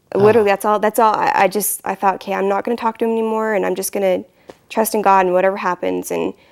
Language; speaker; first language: English; native; English